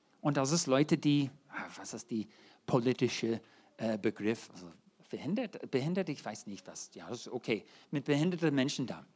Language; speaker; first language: German; non-native, fluent; English